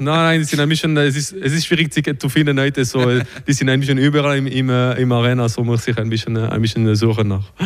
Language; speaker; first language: German; non-native, local second language; French